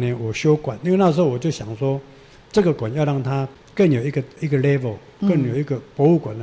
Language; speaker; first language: Chinese; native; Chinese